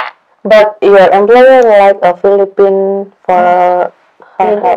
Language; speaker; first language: English; non-native, learner; Indonesian